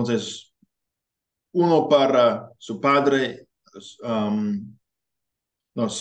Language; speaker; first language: Spanish; non-native, learner; English